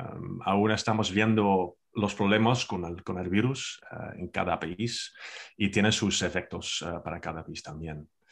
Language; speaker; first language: Spanish; non-native, fluent; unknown